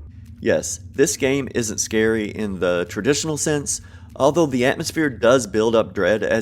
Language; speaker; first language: English; native; English